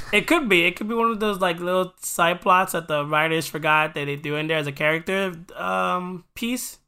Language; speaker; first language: English; early bilingual, other home language; Spanish